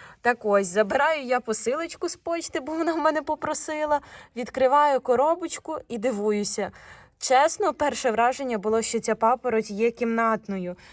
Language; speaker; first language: Ukrainian; non-native, local second language; Russian